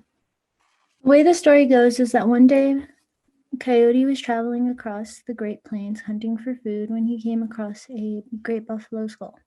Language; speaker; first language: English; native; English